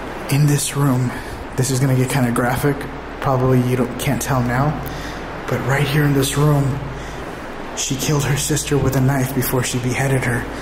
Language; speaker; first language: English; native; English